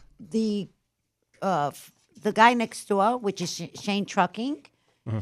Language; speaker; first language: English; early bilingual, other home language; Italian